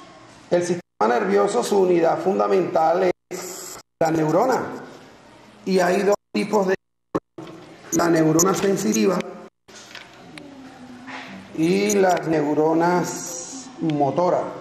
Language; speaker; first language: Spanish; native; Spanish